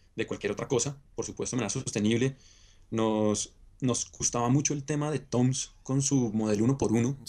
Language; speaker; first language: Spanish; native; Spanish